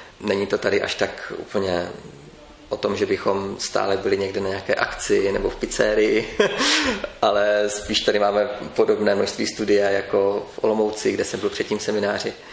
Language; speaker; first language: Czech; native; Czech